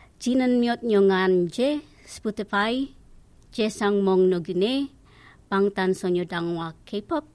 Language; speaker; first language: Korean; non-native, learner; English